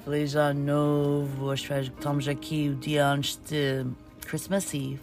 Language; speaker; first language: Portuguese; early bilingual, heritage; Portuguese